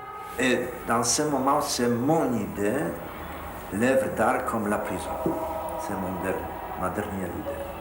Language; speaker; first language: French; non-native, fluent; Polish